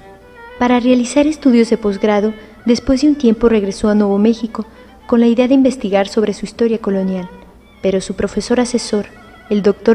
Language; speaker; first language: Spanish; native; Spanish